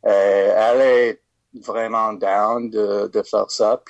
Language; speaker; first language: French; non-native, fluent; English